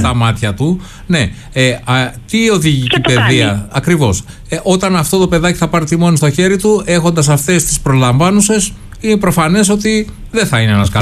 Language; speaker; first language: Greek; native; Greek